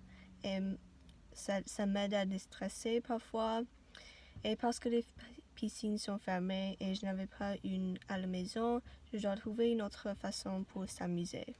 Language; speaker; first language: French; non-native, learner; English